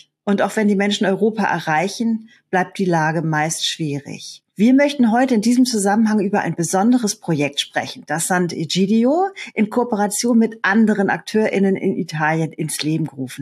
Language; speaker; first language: German; native; German